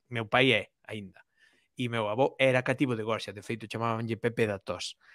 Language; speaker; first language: Galician; non-native, local second language; Spanish